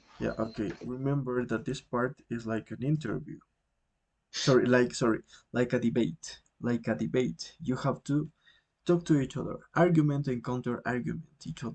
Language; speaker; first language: English; non-native, fluent; Spanish